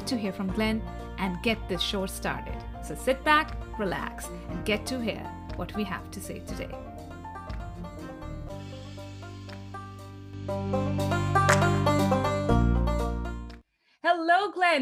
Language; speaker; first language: English; non-native, local second language; Urdu